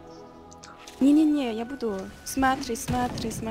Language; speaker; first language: Russian; non-native, learner; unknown